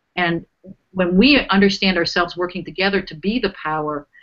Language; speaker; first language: English; native; English